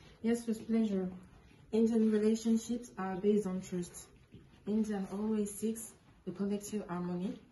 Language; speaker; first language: English; non-native, learner; French